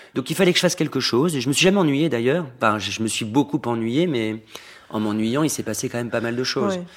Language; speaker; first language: French; native; French